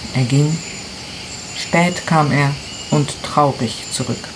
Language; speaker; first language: German; non-native, fluent; Italian